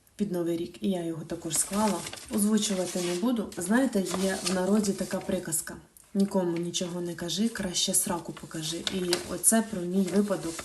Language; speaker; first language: Ukrainian; non-native, local second language; Russian